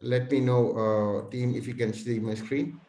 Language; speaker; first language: English; non-native, fluent; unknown